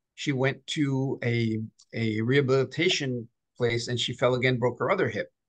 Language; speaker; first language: English; native; English